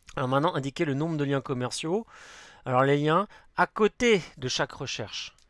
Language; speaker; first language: French; native; French